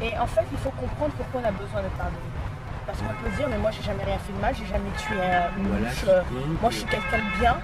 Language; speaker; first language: French; native; French